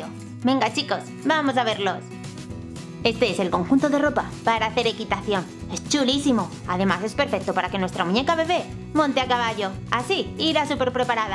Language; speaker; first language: Spanish; native; Spanish